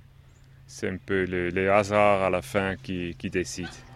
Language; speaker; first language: French; non-native, local second language; German